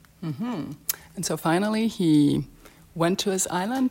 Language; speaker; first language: English; non-native, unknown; French